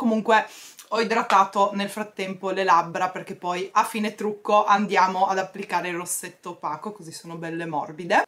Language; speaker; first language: Italian; native; Italian